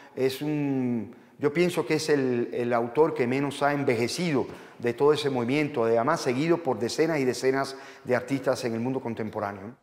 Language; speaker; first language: Spanish; native; Spanish